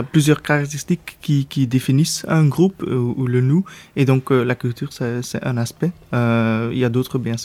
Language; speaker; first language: French; non-native, local second language; Dutch